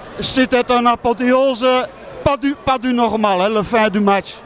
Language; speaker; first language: French; non-native, local second language; Dutch